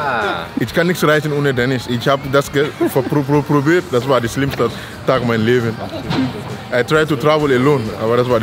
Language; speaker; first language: German; non-native, learner; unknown